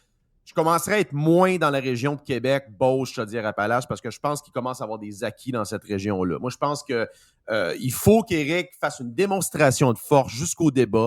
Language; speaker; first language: French; native; French